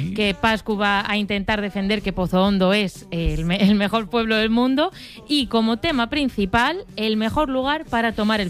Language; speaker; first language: Spanish; native; Spanish